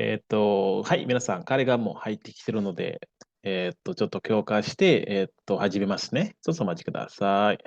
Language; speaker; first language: Japanese; non-native, fluent; Indonesian